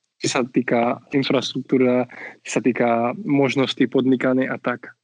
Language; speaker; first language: Slovak; non-native, fluent; Marathi